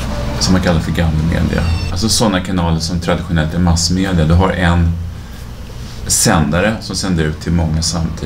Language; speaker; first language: Swedish; native; Swedish